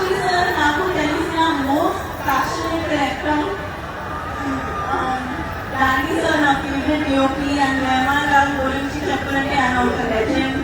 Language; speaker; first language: Telugu; non-native, learner; Hindi